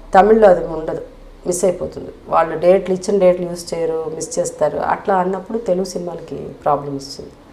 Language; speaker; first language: Telugu; native; Telugu